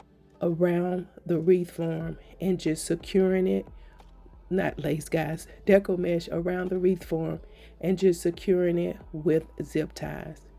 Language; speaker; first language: English; native; English